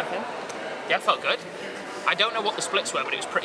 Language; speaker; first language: English; native; English